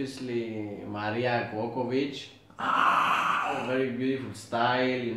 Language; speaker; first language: English; non-native, learner; Greek